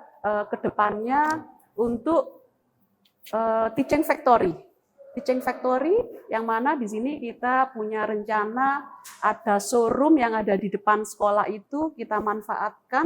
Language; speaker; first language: Indonesian; native; Indonesian